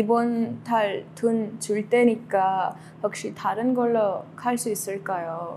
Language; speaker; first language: Korean; non-native, learner; Kannada